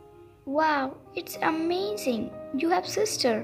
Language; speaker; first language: English; non-native, learner; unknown